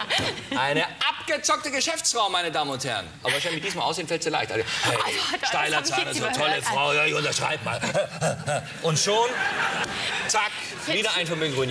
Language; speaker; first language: German; native; German